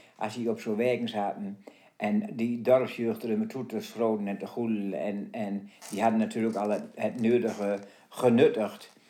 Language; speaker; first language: Dutch; native; Dutch